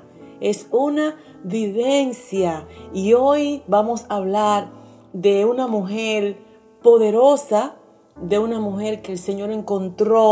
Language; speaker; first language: Spanish; native; Spanish